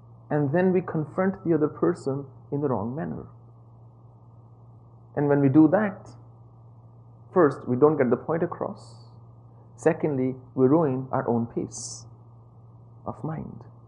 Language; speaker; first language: English; non-native, local second language; Punjabi